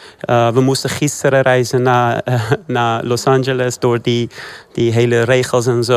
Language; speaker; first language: Dutch; early bilingual, other home language; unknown